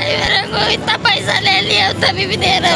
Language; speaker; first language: Hindi; non-native, local second language; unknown